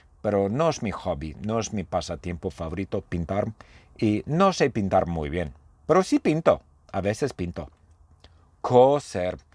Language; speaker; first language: Spanish; non-native, fluent; English